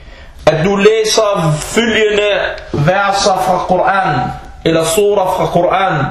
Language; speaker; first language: Danish; early bilingual, other home language; Arabic